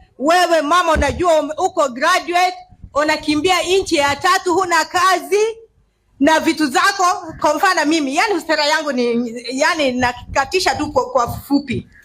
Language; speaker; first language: Swahili; non-native, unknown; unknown